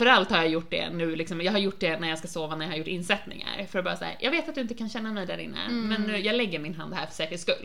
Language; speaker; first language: Swedish; native; Swedish